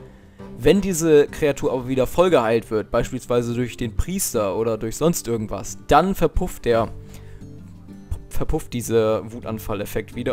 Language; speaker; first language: German; native; German